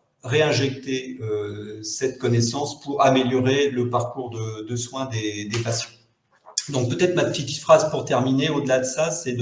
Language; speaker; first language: French; native; French